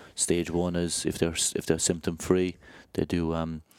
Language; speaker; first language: English; native; English